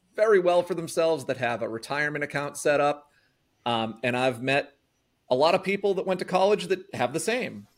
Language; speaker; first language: English; native; English